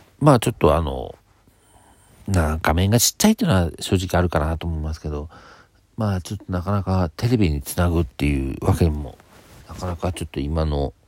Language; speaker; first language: Japanese; native; Japanese